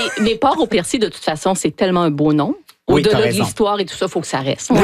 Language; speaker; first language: French; native; French